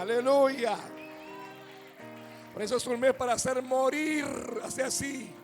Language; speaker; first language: Spanish; native; Spanish